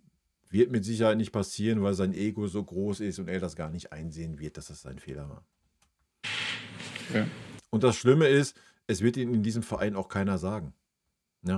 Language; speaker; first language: German; native; German